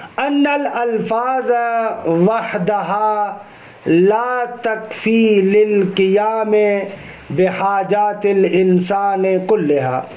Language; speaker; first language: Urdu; non-native, local second language; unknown